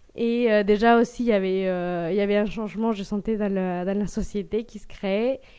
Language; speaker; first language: French; non-native, fluent; Spanish